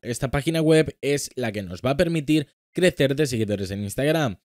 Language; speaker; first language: Spanish; native; Spanish